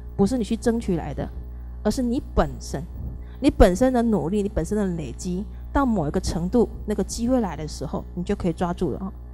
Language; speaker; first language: Chinese; native; Chinese